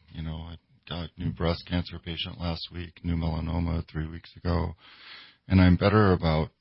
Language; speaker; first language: English; native; English